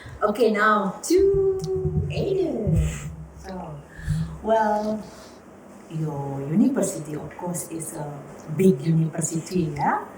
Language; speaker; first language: English; non-native, learner; Indonesian